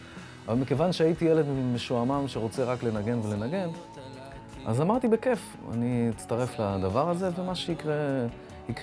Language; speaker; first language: Hebrew; native; Hebrew